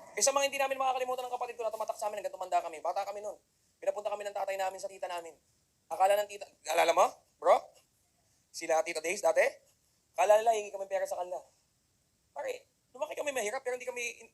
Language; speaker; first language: Filipino; native; Filipino